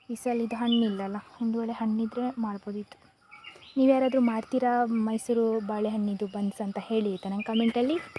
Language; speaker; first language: Kannada; native; Kannada